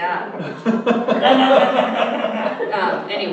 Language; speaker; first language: English; native; English